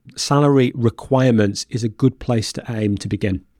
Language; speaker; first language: English; native; English